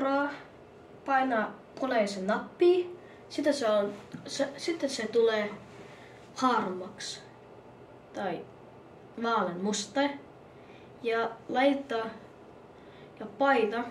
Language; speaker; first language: Finnish; early bilingual, other home language; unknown